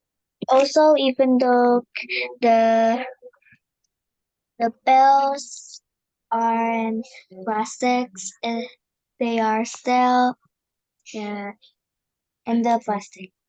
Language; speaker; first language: English; non-native, learner; Indonesian